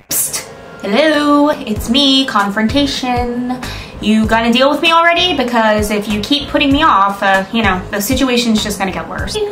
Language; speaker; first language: English; native; English